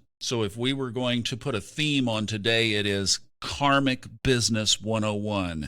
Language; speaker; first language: English; native; English